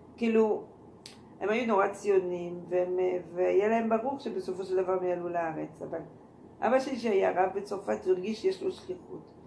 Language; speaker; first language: Hebrew; non-native, fluent; French